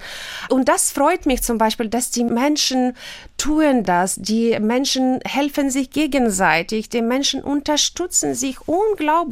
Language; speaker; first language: German; non-native, fluent; Ukrainian